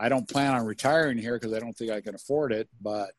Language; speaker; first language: English; native; English